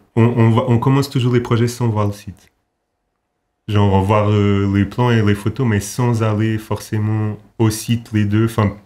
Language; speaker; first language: French; non-native, fluent; Portuguese